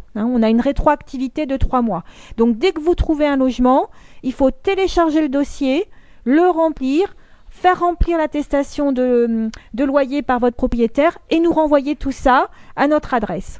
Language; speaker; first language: French; native; French